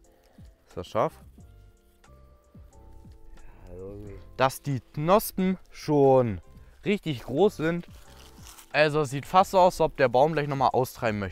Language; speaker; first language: German; native; German